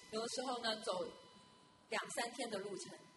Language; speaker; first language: Chinese; native; Chinese